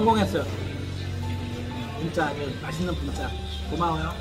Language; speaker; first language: Korean; native; Korean